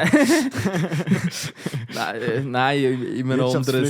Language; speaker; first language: German; native; German